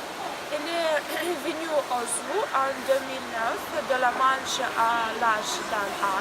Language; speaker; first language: French; non-native, learner; Russian